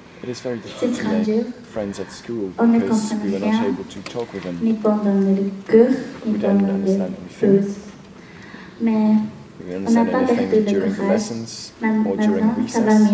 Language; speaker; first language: French; non-native, fluent; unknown